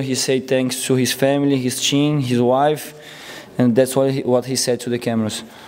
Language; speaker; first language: English; non-native, learner; Portuguese